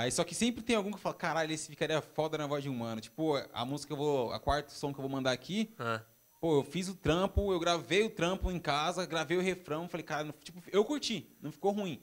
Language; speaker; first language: Portuguese; native; Portuguese